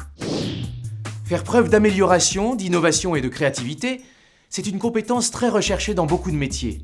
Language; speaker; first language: French; native; French